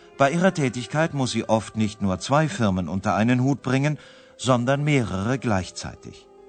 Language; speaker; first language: German; native; German